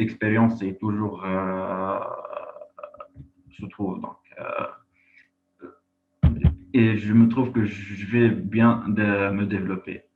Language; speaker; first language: French; non-native, local second language; Arabic